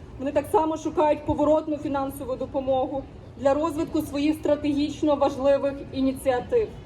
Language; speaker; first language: Ukrainian; native; Ukrainian